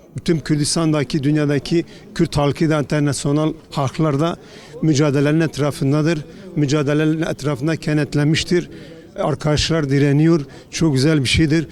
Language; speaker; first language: Turkish; non-native, local second language; Kurdish